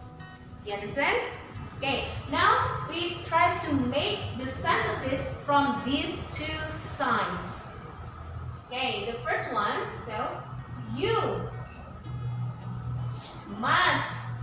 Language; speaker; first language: English; non-native, fluent; Indonesian